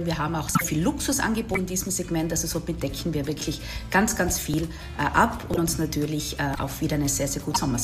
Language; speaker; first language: German; native; German